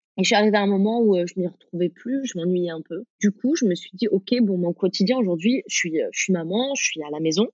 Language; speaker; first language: French; early bilingual, other home language; Arabic